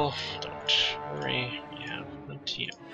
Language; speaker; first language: English; native; English